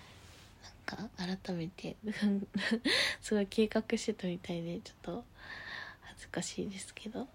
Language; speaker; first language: Japanese; native; Japanese